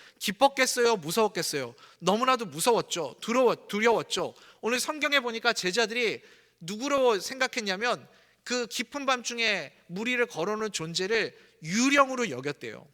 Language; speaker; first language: Korean; native; Korean